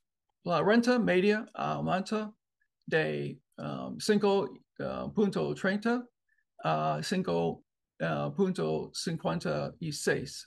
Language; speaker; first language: Spanish; non-native, learner; English